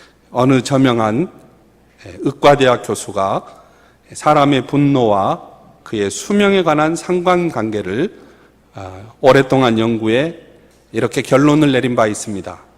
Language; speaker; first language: Korean; native; Korean